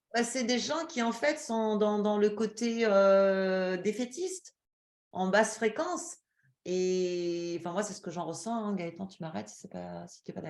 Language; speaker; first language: French; native; French